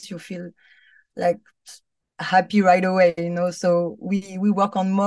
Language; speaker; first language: English; non-native, fluent; French